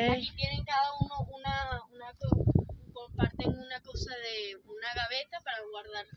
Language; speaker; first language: Spanish; early bilingual, heritage; Spanish